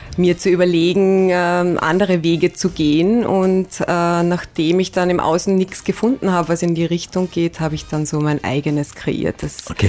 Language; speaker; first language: German; native; German